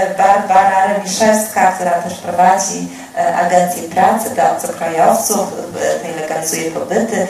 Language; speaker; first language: Polish; native; Polish